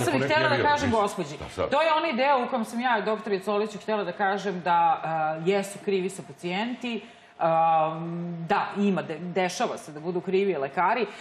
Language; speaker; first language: Serbian; native; Serbian